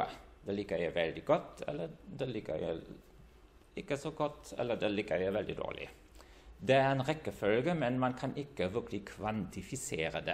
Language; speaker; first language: Norwegian; non-native, fluent; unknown